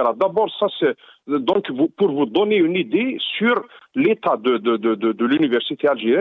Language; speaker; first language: French; non-native, local second language; Arabic